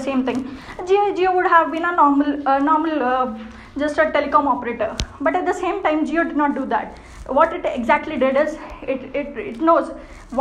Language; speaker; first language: English; non-native, local second language; Hindi